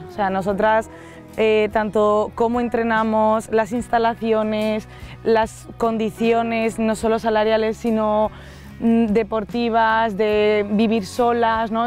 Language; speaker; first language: Spanish; native; Spanish